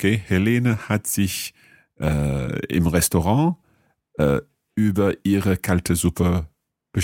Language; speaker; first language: German; non-native, learner; English